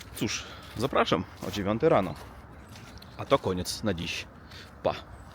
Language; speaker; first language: Polish; non-native, learner; Russian